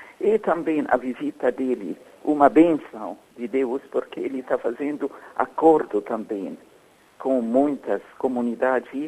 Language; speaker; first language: Portuguese; non-native, fluent; Arabic